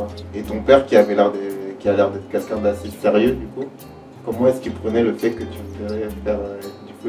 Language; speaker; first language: French; native; French